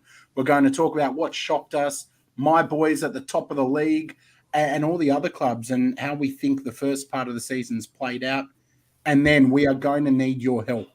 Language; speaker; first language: English; native; English